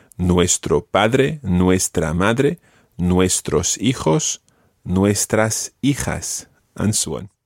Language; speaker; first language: Spanish; non-native, fluent; English